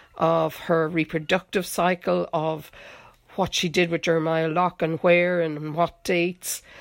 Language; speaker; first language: English; native; English